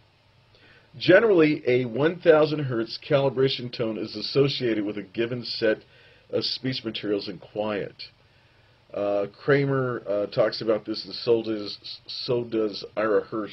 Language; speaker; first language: English; native; English